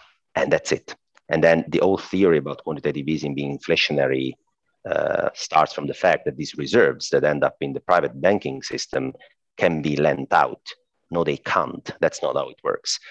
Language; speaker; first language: English; non-native, fluent; Italian